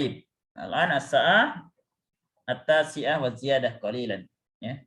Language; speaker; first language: Arabic; non-native, fluent; Indonesian